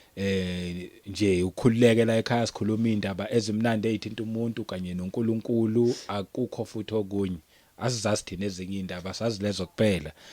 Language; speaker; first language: Zulu; native; Zulu